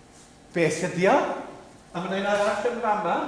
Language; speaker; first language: Welsh; native; Welsh